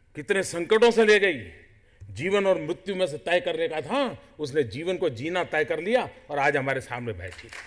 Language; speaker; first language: Hindi; non-native, local second language; Gujarati